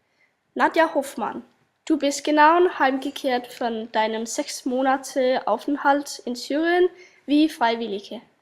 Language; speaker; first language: German; non-native, learner; Danish